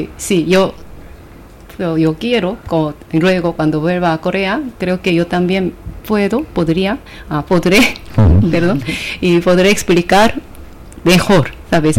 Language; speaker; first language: Spanish; non-native, fluent; Korean